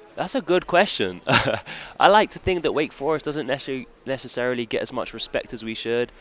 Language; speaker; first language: English; native; English